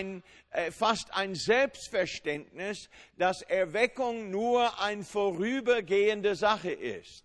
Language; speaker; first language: German; non-native, fluent; English